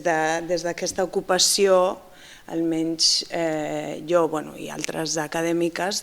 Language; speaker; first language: Catalan; non-native, fluent; Basque